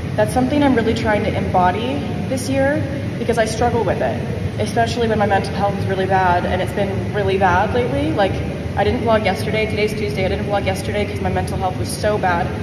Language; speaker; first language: English; native; English